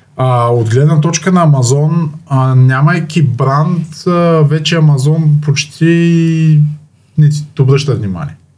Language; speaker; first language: Bulgarian; native; Bulgarian